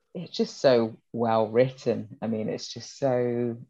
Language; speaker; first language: English; early bilingual, other home language; Yoruba